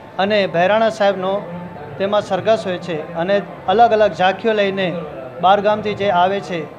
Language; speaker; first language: Gujarati; non-native, local second language; Sindhi